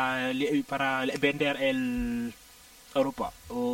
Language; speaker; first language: Spanish; non-native, learner; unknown